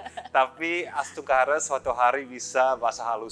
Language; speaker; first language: Indonesian; early bilingual, other home language; English